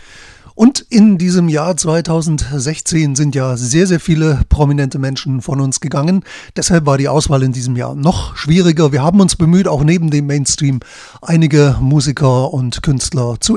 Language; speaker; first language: German; native; German